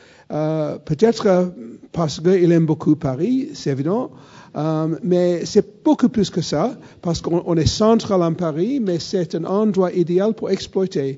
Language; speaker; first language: French; non-native, fluent; English